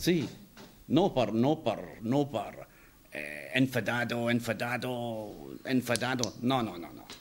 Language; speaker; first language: Spanish; non-native, learner; English